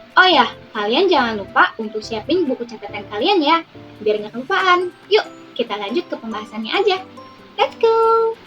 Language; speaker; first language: Indonesian; native; Indonesian